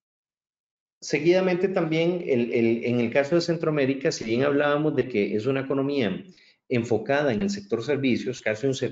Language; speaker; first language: Spanish; native; Spanish